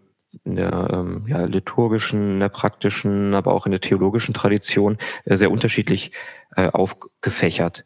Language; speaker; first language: German; native; German